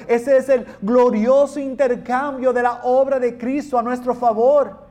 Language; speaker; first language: Spanish; non-native, fluent; English